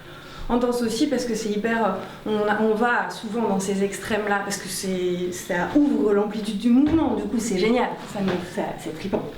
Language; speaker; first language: French; native; French